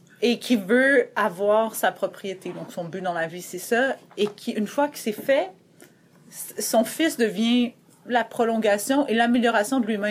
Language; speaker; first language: French; native; French